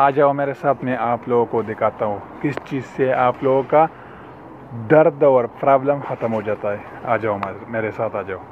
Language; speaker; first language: Hindi; non-native, local second language; Pashto